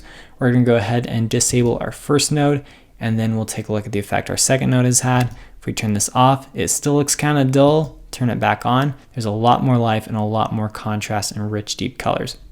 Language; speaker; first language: English; native; English